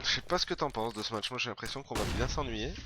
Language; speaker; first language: French; native; French